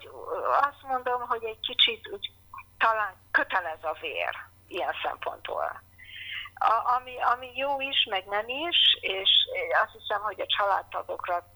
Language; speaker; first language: Hungarian; non-native, fluent; English